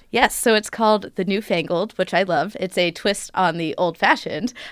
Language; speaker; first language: English; native; English